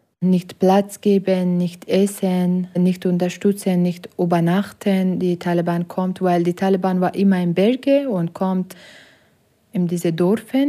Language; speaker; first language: German; non-native, learner; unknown